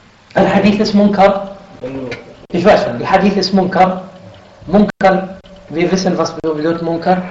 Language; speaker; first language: German; non-native, fluent; Arabic